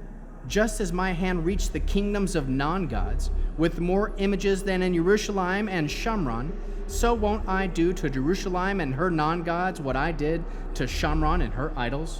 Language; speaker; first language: English; native; English